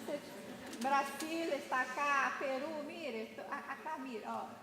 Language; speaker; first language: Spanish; non-native, learner; Portuguese